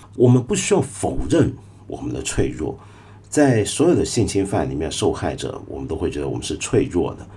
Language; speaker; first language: Chinese; non-native, local second language; Cantonese